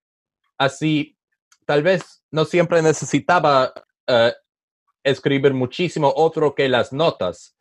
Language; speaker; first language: Spanish; non-native, learner; English